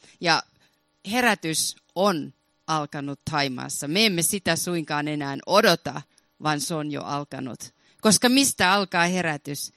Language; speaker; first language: Finnish; early bilingual, heritage; Finnish